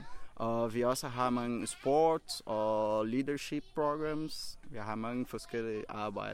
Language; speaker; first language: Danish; non-native, learner; Portuguese